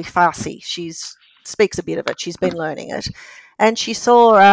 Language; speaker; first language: English; native; English